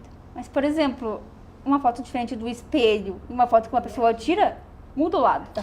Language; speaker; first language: Portuguese; native; Portuguese